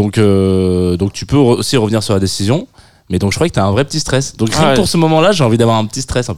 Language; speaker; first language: French; native; French